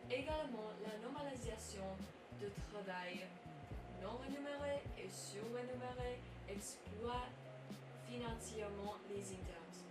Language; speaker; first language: French; non-native, learner; English